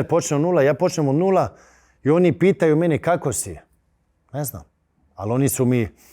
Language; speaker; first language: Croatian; early bilingual, heritage; Bosnian